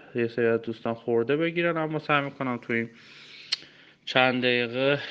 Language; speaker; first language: Persian; non-native, local second language; Armenian